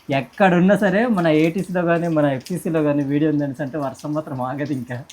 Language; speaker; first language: Telugu; non-native, local second language; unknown